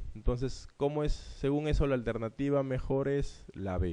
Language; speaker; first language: Spanish; native; Spanish